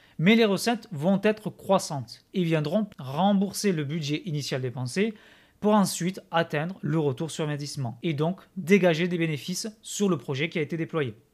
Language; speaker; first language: French; native; French